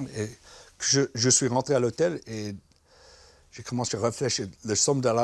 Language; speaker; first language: French; non-native, fluent; English